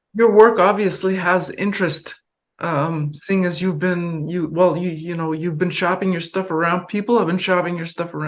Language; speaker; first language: English; non-native, fluent; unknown